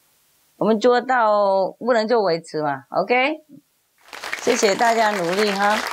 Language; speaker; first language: Chinese; non-native, fluent; Vietnamese